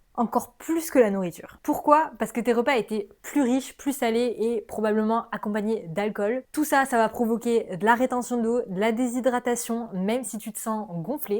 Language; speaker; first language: French; native; French